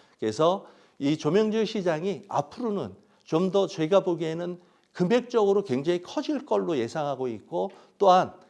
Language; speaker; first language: Korean; native; Korean